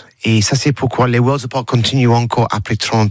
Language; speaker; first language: French; non-native, learner; English